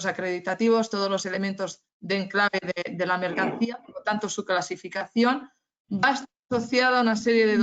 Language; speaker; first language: Spanish; native; Spanish